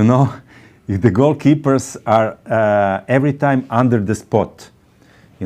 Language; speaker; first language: English; non-native, fluent; Serbian